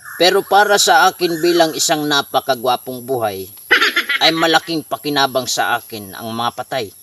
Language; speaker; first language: Filipino; non-native, local second language; Waray